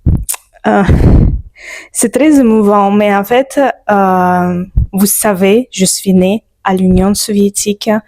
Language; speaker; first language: French; non-native, fluent; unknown